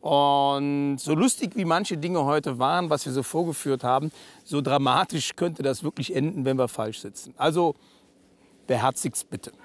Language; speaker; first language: German; native; German